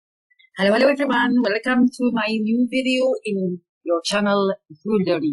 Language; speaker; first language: English; non-native, fluent; Arabic